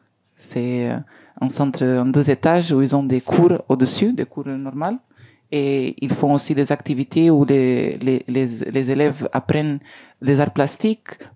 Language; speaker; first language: French; non-native, learner; Spanish